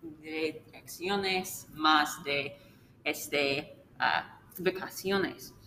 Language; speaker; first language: Spanish; non-native, learner; English